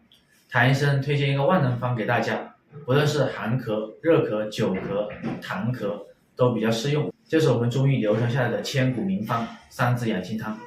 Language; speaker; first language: Chinese; native; Chinese